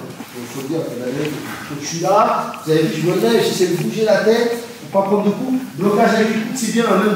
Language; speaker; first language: French; native; French